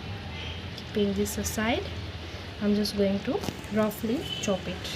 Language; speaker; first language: English; non-native, local second language; Gujarati